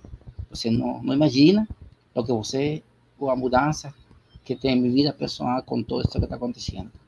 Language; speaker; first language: Portuguese; non-native, learner; Spanish